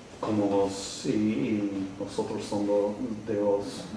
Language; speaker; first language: Spanish; non-native, learner; English